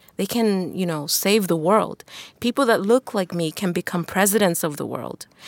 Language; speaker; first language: English; non-native, fluent; Wolof